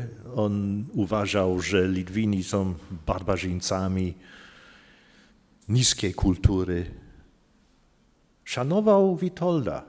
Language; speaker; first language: Polish; non-native, fluent; English